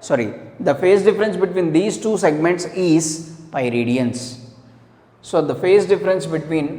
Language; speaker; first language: English; non-native, local second language; Telugu